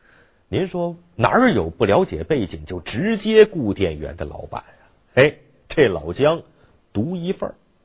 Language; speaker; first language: Chinese; native; Chinese